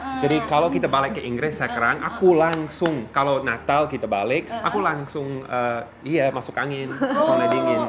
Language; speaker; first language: Indonesian; non-native, fluent; English